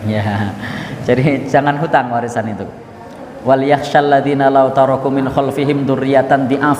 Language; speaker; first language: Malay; non-native, local second language; Javanese